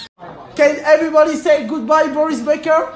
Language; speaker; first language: English; non-native, learner; French